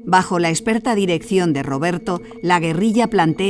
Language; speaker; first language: Spanish; native; Spanish